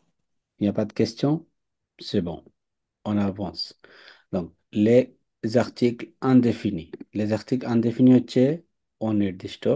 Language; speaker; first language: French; non-native, fluent; Bangla